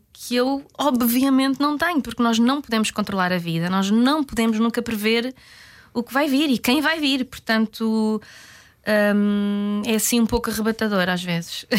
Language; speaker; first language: Portuguese; native; Portuguese